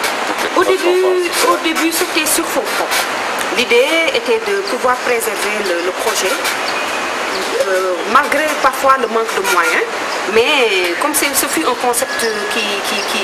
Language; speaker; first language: French; non-native, local second language; Wolof